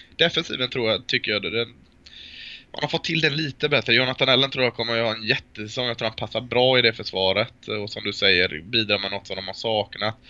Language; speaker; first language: Swedish; native; Swedish